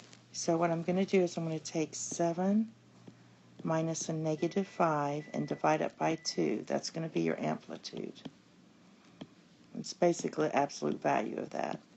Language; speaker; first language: English; native; English